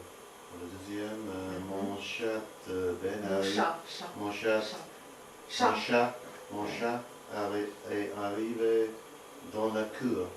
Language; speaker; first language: French; non-native, learner; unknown